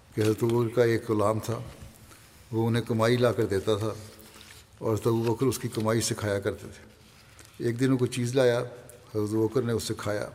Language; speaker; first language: Urdu; native; Urdu